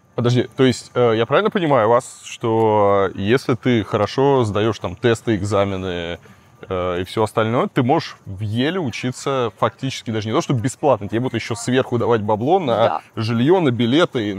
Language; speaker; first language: Russian; native; Russian